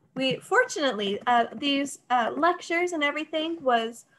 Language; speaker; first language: English; native; English